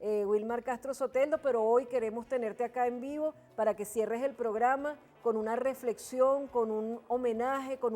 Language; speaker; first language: Spanish; native; Spanish